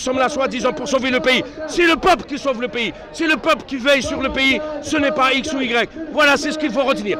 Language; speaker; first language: French; non-native, local second language; Arabic